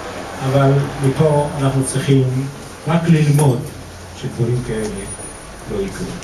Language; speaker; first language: Hebrew; non-native, local second language; Arabic